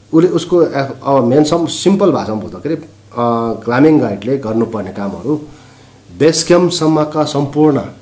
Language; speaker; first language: Nepali; non-native, local second language; Sherpa